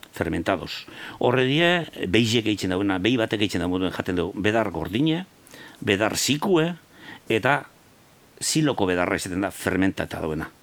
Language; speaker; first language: Basque; native; Basque